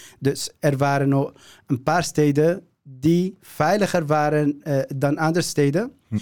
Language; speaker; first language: Dutch; non-native, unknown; Kurdish